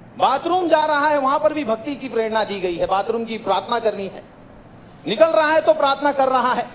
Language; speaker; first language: Hindi; native; Hindi